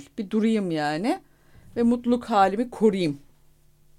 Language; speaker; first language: Turkish; native; Turkish